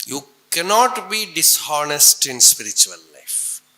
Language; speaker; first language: English; non-native, local second language; Tamil